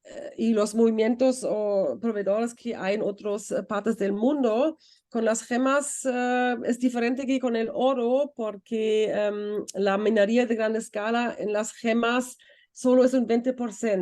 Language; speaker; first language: Spanish; non-native, fluent; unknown